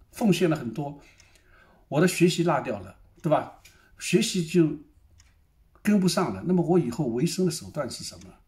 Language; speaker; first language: Chinese; native; Chinese